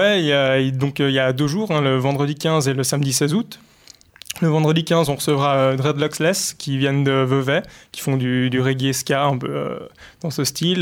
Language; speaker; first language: French; native; French